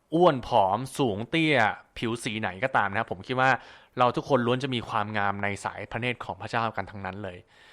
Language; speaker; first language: Thai; native; Thai